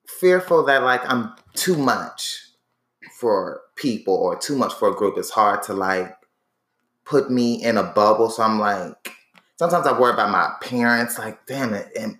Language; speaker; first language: English; native; English